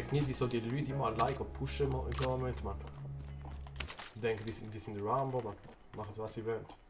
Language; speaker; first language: German; native; German